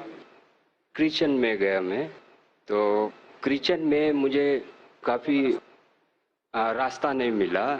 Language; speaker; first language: Hindi; non-native, local second language; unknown